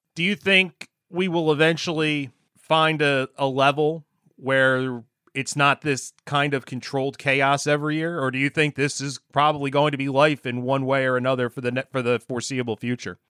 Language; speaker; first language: English; native; English